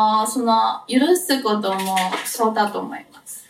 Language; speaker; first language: Japanese; non-native, fluent; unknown